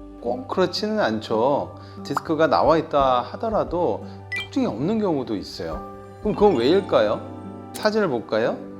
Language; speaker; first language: Korean; native; Korean